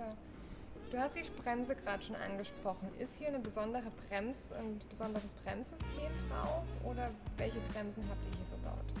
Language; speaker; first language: German; native; German